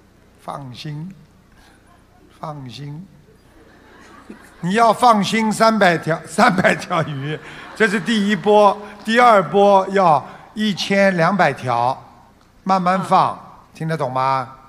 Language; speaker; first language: Chinese; non-native, local second language; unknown